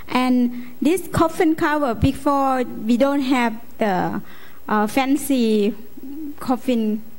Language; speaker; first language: English; non-native, learner; Lao